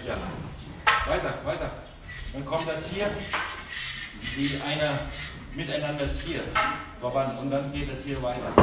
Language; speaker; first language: German; non-native, learner; Thai